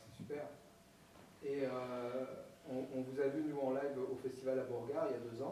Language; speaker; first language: French; native; French